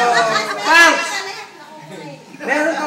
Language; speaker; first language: Filipino; non-native, local second language; Pampanga